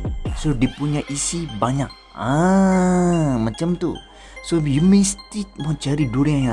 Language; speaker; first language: Malay; native; Malay